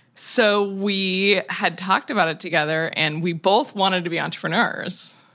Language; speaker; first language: English; native; English